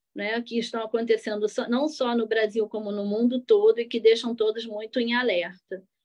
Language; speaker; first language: Portuguese; native; Portuguese